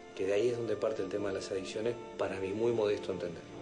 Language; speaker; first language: Spanish; native; Spanish